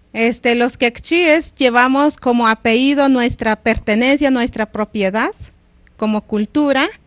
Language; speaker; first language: Spanish; non-native, local second language; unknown